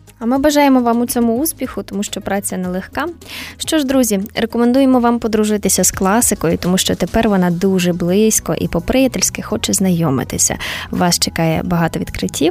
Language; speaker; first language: Ukrainian; native; Ukrainian